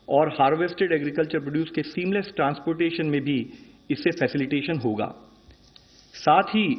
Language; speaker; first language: Hindi; native; Hindi